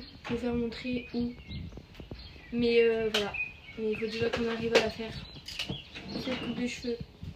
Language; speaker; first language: French; native; French